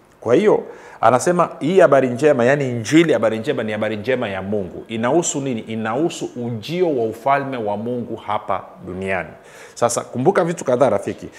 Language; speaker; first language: Swahili; native; Swahili